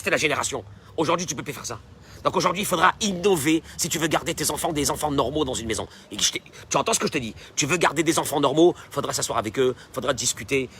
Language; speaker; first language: French; native; French